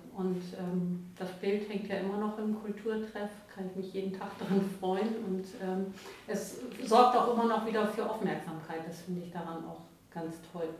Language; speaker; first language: German; native; German